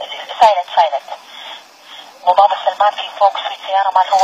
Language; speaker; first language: Arabic; native; Arabic